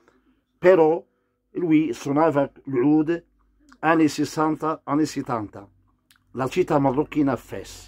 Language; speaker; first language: Italian; non-native, learner; Arabic